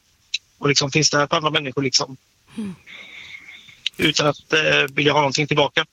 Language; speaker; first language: Swedish; native; Swedish